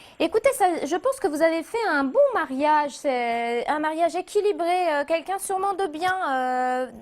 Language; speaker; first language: French; native; French